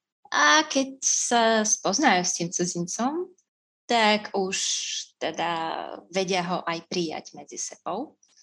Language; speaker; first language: Slovak; non-native, fluent; Russian